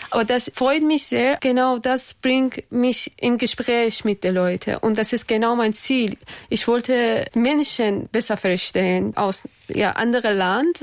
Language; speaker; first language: German; non-native, learner; Persian